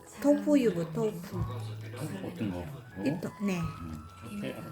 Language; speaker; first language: Korean; non-native, learner; Filipino